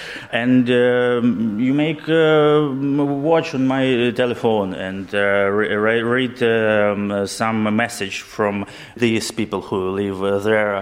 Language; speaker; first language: English; non-native, learner; Ukrainian